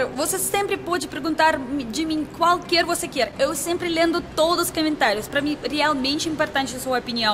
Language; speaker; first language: Portuguese; non-native, learner; Russian